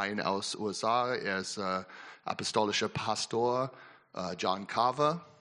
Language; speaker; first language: German; non-native, learner; English